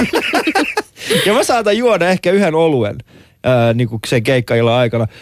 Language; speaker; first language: Finnish; early bilingual, other home language; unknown